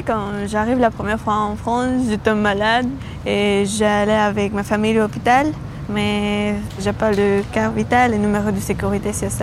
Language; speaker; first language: French; non-native, learner; Romanian